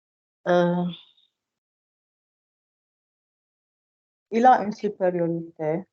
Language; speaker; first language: French; non-native, learner; Arabic